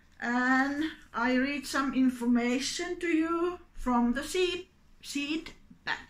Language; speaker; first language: English; non-native, learner; Finnish